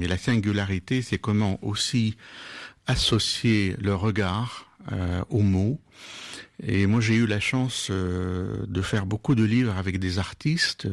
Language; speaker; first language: French; non-native, local second language; Arabic